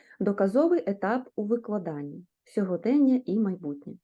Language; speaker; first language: Ukrainian; native; Ukrainian